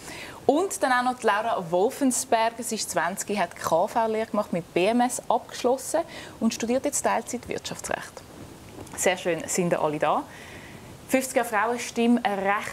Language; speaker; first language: German; native; German